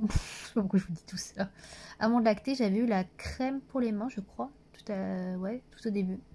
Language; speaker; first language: French; native; French